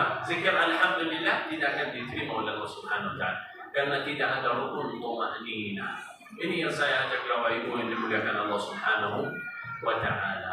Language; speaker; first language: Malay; non-native, fluent; Arabic